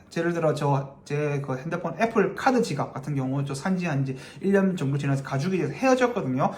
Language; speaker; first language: Korean; native; Korean